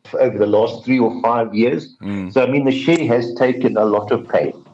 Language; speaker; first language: English; native; English